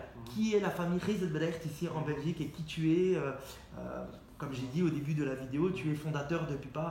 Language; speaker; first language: French; native; French